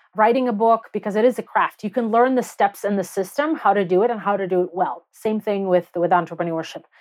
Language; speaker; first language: English; non-native, fluent; Russian